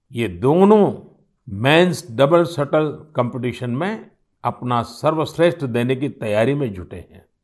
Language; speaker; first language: Hindi; non-native, local second language; Gujarati